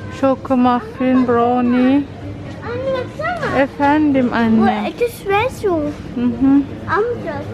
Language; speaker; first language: Turkish; early bilingual, other home language; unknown